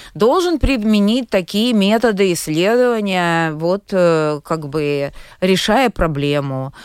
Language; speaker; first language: Russian; native; Russian